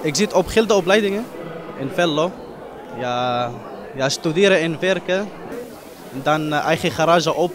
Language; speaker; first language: Dutch; non-native, learner; Arabic